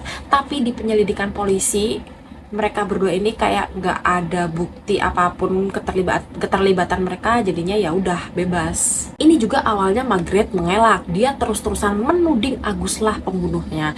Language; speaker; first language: Indonesian; native; Indonesian